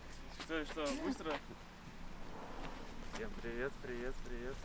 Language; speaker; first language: Russian; native; Russian